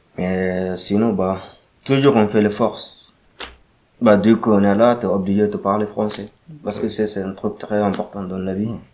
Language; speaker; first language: French; non-native, learner; Arabic